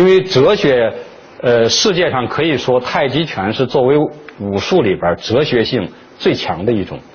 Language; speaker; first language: Chinese; native; Chinese